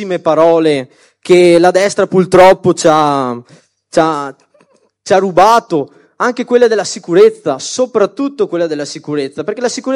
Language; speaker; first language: Italian; native; Italian